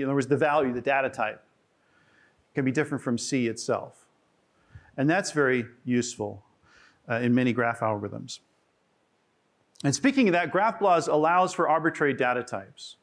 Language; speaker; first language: English; native; English